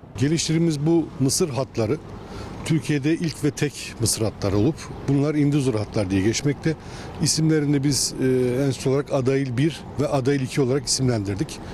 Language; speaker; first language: Turkish; native; Turkish